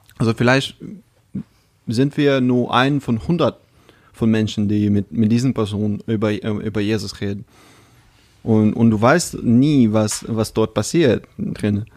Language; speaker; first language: German; non-native, fluent; Russian